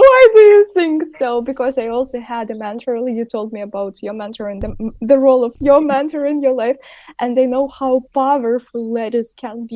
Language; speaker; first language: English; non-native, fluent; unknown